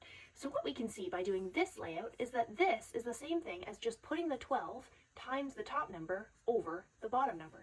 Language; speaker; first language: English; native; English